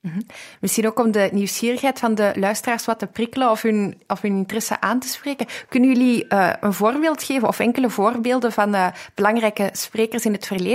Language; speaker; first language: Dutch; native; Dutch